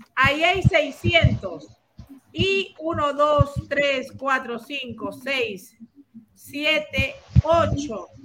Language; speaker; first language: Spanish; native; Spanish